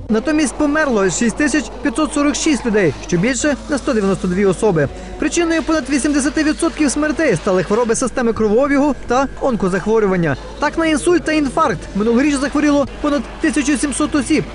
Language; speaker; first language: Ukrainian; native; Ukrainian